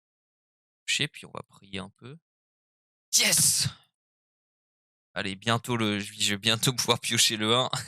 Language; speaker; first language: French; native; French